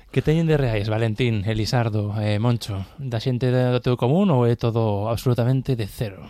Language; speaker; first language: Galician; native; Galician